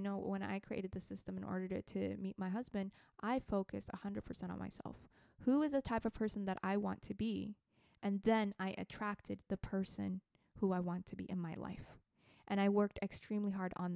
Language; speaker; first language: English; non-native, fluent; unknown